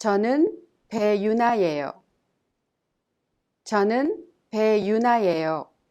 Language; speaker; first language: Korean; non-native, fluent; English